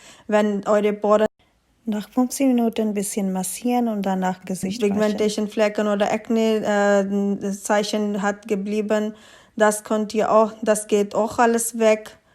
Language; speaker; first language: German; non-native, learner; Urdu